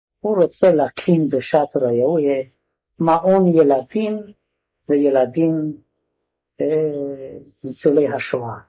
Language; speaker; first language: Hebrew; non-native, fluent; Hungarian